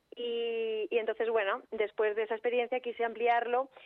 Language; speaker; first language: Spanish; native; Spanish